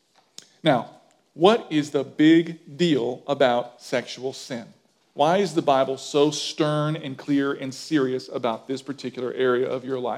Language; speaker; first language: English; native; English